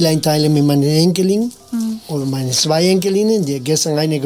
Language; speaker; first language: German; non-native, fluent; Spanish